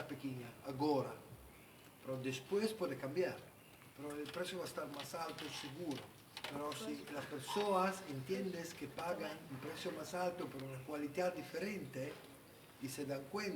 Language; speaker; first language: Spanish; non-native, learner; Italian